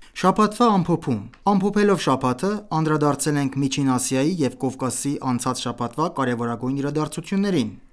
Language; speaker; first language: Armenian; early bilingual, heritage; Armenian